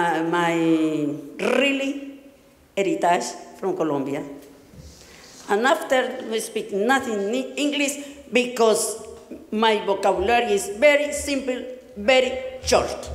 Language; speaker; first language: English; non-native, learner; Spanish